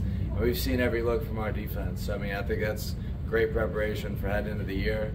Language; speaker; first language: English; native; English